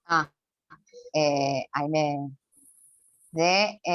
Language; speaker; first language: Spanish; native; Spanish